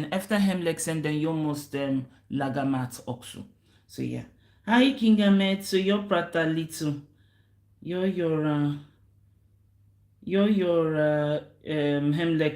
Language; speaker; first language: Swedish; non-native, learner; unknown